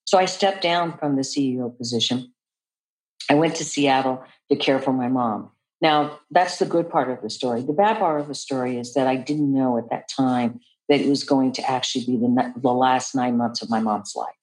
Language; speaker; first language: English; native; English